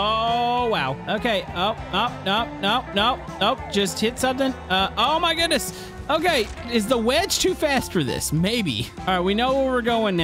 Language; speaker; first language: English; native; English